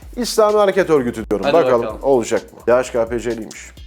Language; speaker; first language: Turkish; native; Turkish